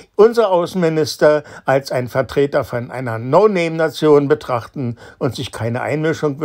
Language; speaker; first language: German; native; German